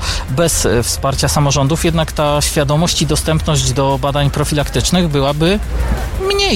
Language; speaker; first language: Polish; native; Polish